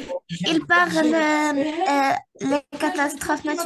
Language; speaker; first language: French; non-native, learner; Arabic